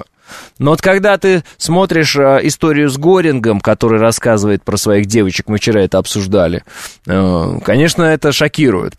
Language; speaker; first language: Russian; native; Russian